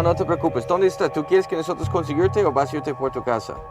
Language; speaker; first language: Spanish; non-native, learner; English